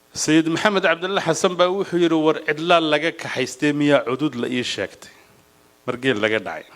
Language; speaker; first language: Somali; native; Somali